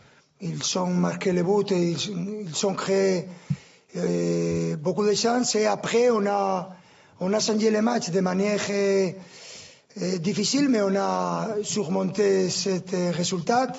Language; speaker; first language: French; non-native, fluent; Spanish